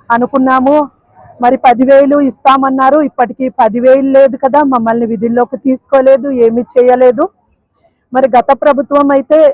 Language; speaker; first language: Telugu; native; Telugu